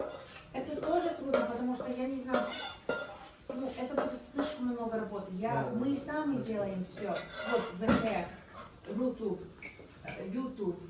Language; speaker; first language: Russian; non-native, learner; English